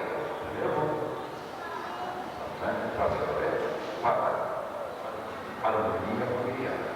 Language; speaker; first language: Portuguese; non-native, learner; Japanese